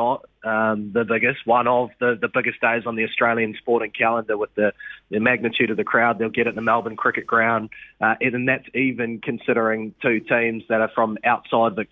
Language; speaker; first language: English; native; English